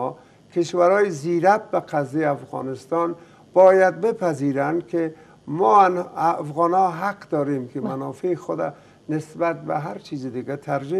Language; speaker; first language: Persian; native; Persian